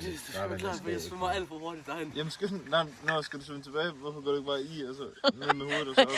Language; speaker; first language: Danish; non-native, learner; Thai